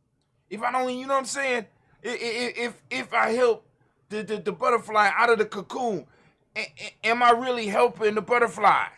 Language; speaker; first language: English; native; English